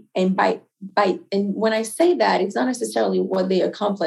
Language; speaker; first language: English; non-native, fluent; Portuguese